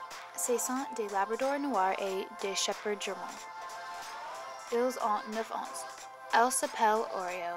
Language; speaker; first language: French; non-native, learner; English